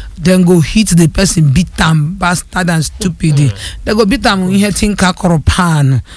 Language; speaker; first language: Nigerian Pidgin; non-native, local second language; Yoruba